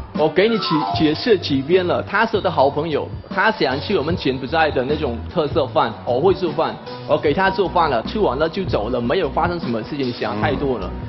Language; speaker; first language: Chinese; non-native, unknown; Khmer